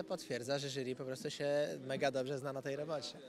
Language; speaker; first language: Polish; native; Polish